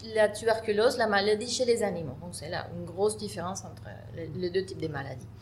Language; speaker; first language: French; non-native, fluent; Spanish